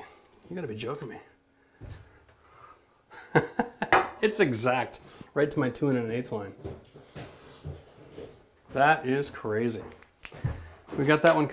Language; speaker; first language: English; native; English